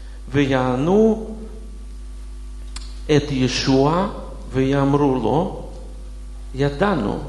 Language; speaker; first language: Hebrew; non-native, fluent; Russian